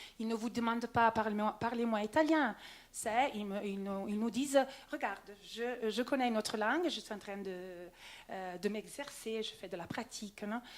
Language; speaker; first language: French; non-native, local second language; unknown